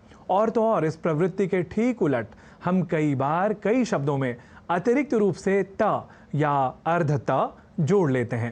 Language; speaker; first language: Hindi; native; Hindi